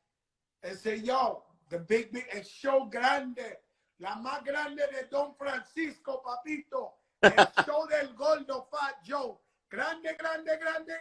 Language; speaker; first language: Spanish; early bilingual, heritage; English